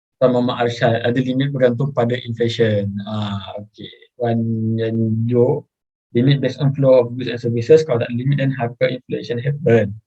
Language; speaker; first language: Malay; native; Malay